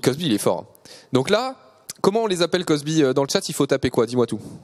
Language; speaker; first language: French; native; French